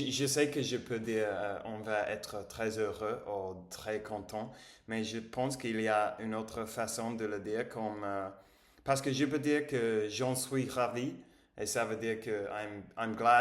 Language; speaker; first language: French; non-native, learner; English